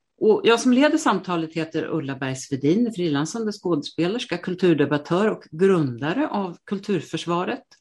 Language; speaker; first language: Swedish; native; Swedish